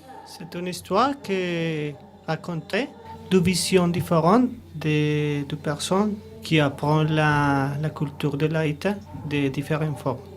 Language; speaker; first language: French; non-native, learner; Spanish